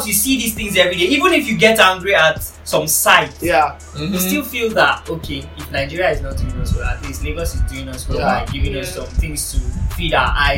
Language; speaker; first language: English; non-native, local second language; Yoruba